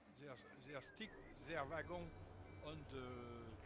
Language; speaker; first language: English; non-native, learner; French